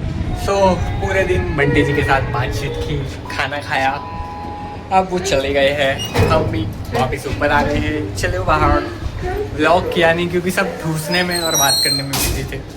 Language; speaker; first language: Hindi; native; Hindi